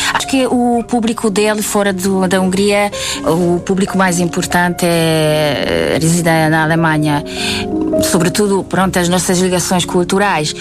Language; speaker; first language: Portuguese; non-native, fluent; Hungarian